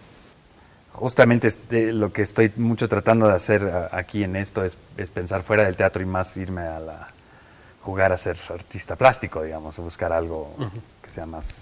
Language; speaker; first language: Spanish; native; Spanish